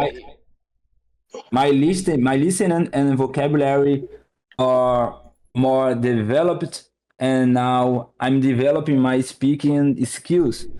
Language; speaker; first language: English; non-native, learner; Portuguese